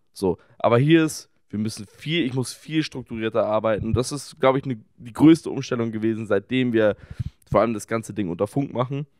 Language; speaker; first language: German; native; German